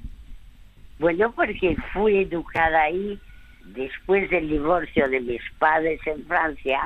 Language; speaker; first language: Spanish; early bilingual, other home language; French